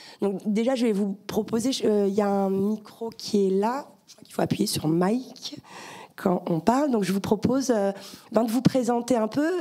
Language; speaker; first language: French; native; French